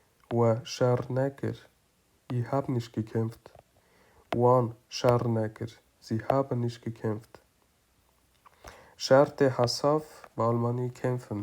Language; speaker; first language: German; non-native, fluent; Kurdish